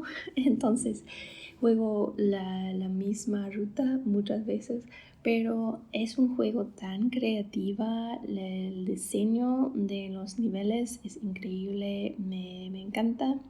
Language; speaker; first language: Spanish; non-native, fluent; English